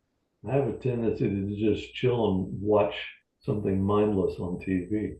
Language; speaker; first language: English; native; English